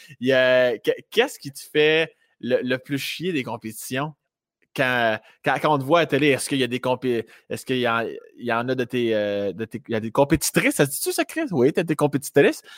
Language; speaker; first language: French; native; French